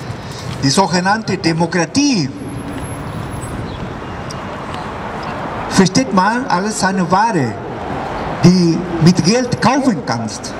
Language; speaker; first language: German; non-native, fluent; Spanish